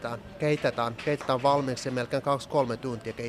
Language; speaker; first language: Finnish; non-native, learner; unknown